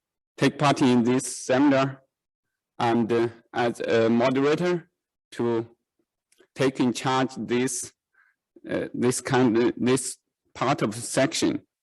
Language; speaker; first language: English; non-native, learner; Chinese